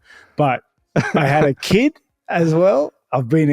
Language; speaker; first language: English; native; English